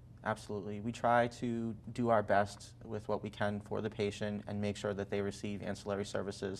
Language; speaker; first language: English; native; English